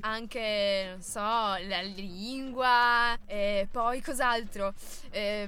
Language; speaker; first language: Italian; native; Italian